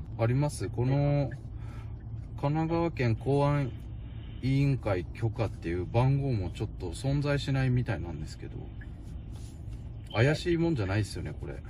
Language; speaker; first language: Japanese; native; Japanese